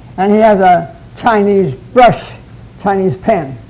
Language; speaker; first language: English; early bilingual, other home language; Chinese